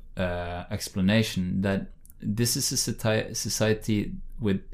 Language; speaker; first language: English; non-native, fluent; Norwegian